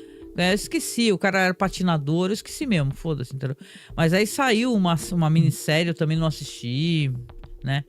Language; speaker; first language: Portuguese; native; Portuguese